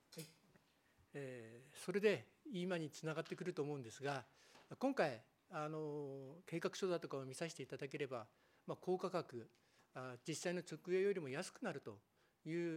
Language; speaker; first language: Japanese; native; Japanese